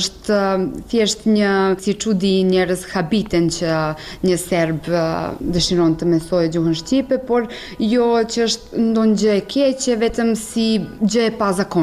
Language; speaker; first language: Albanian; non-native, fluent; Serbian